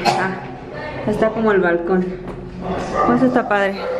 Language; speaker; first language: Spanish; early bilingual, heritage; Spanish